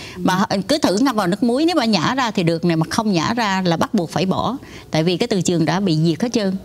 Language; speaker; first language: Vietnamese; non-native, local second language; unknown